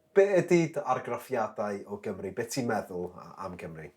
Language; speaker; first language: Welsh; native; Welsh